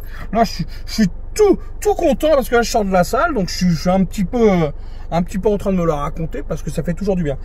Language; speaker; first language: French; native; French